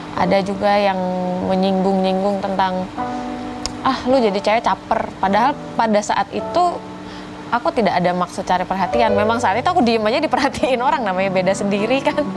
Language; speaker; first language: Indonesian; native; Indonesian